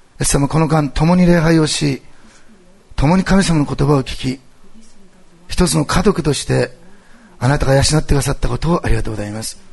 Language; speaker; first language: Japanese; native; Japanese